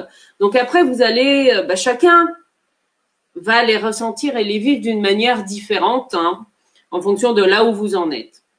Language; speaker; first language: French; native; French